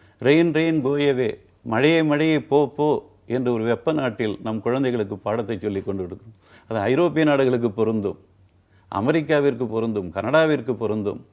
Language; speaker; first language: Tamil; native; Tamil